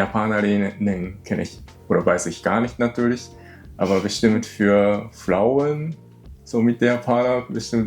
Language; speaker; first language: German; non-native, learner; Japanese